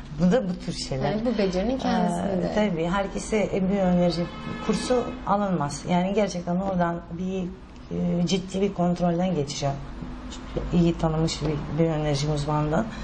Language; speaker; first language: Turkish; non-native, fluent; Russian